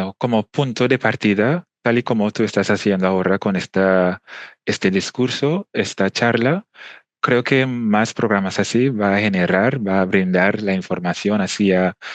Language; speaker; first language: Spanish; non-native, fluent; English